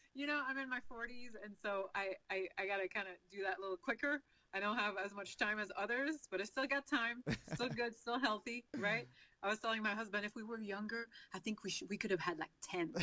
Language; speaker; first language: English; non-native, fluent; French